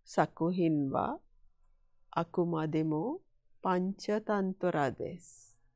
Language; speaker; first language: Japanese; non-native, fluent; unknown